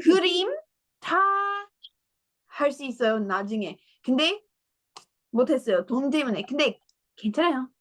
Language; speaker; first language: Korean; non-native, learner; English